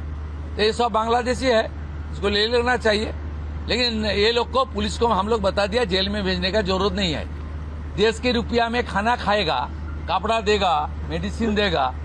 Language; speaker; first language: Hindi; non-native, local second language; Bangla